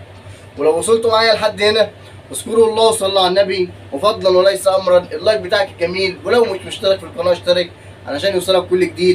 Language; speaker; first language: Arabic; native; Arabic